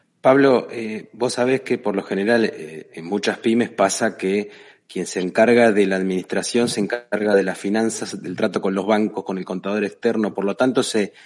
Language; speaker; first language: Spanish; native; Spanish